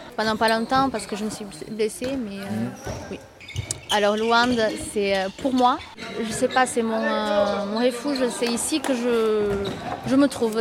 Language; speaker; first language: French; non-native, fluent; Portuguese